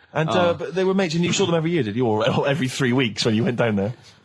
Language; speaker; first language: English; native; English